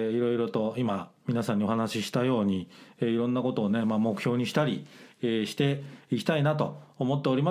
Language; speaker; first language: Japanese; native; Japanese